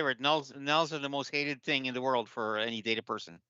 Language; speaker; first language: English; native; English